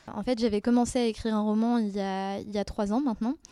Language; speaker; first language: French; native; French